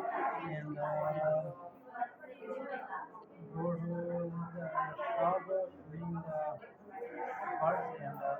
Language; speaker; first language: English; non-native, learner; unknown